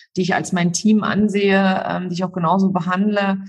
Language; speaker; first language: German; native; German